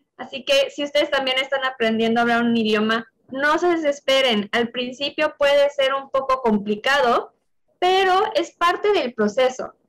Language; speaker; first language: Spanish; native; Spanish